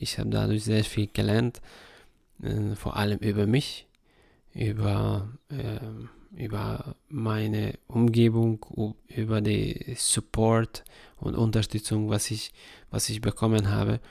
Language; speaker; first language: German; non-native, fluent; Hungarian